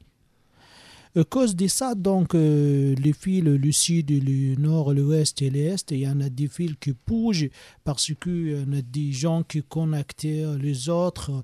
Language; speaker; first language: French; non-native, learner; Arabic